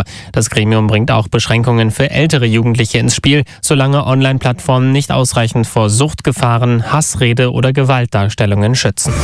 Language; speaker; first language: German; native; German